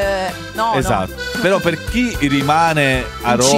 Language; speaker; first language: Italian; native; Italian